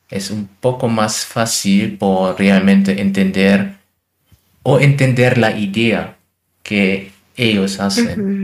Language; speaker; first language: Spanish; non-native, learner; German